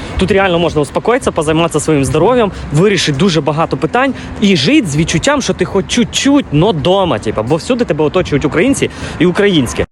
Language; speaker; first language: Ukrainian; native; Ukrainian